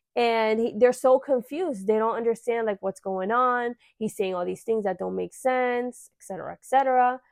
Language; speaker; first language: English; early bilingual, other home language; Spanish